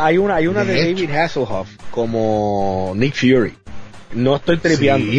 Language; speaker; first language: Spanish; native; Spanish